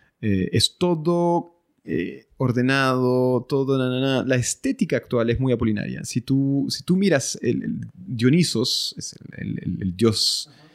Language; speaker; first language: Spanish; early bilingual, other home language; French